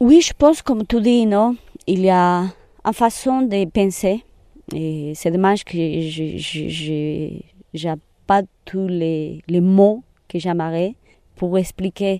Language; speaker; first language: French; non-native, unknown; Spanish